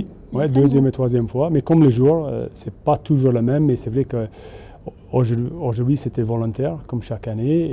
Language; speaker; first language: French; non-native, fluent; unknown